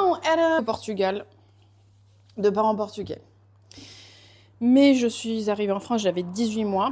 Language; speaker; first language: French; native; French